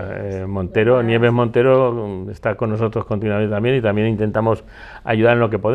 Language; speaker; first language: Spanish; native; Spanish